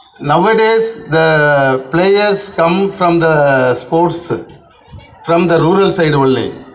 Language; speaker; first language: English; non-native, local second language; Tamil